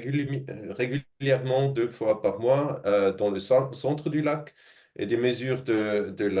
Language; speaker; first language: French; non-native, fluent; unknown